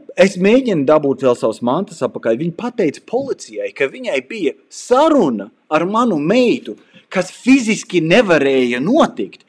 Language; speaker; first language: Latvian; early bilingual, heritage; Latvian